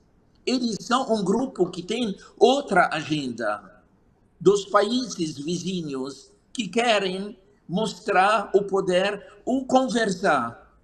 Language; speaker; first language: Portuguese; non-native, fluent; Arabic